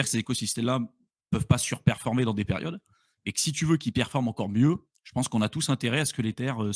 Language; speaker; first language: French; native; French